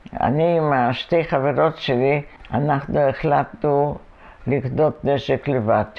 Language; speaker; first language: Hebrew; non-native, fluent; Polish